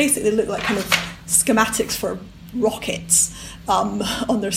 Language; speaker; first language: English; native; English